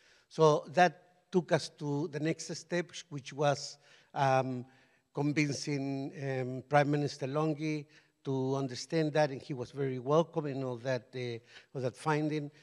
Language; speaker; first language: English; non-native, fluent; Spanish